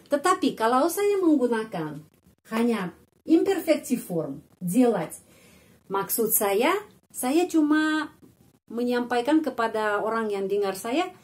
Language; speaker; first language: Indonesian; non-native, fluent; Russian